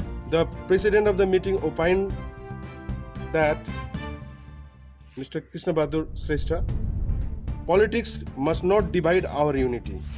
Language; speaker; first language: English; non-native, local second language; Nepali